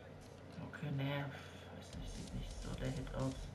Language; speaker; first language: German; native; German